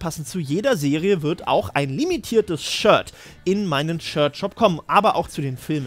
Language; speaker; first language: German; native; German